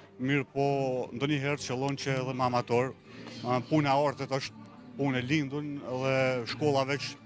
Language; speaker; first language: Albanian; non-native, local second language; Romany